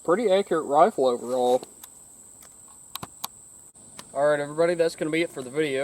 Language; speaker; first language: English; native; English